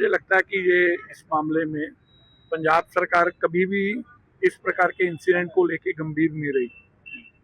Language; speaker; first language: Hindi; non-native, local second language; Punjabi